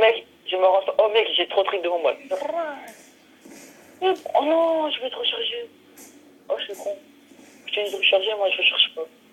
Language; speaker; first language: French; native; French